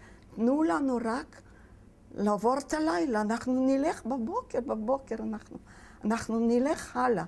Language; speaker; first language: Hebrew; non-native, fluent; Yiddish